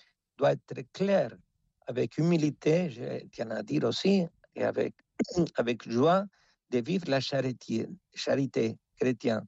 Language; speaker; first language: French; non-native, fluent; Spanish